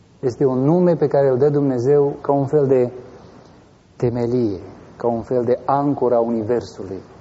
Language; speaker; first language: Romanian; native; Romanian